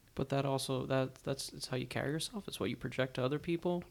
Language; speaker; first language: English; native; English